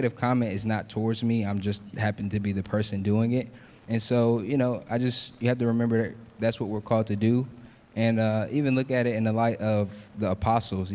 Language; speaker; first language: English; native; English